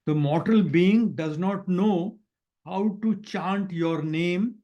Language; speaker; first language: English; non-native, local second language; Hindi